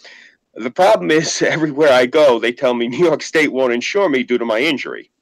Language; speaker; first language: English; native; English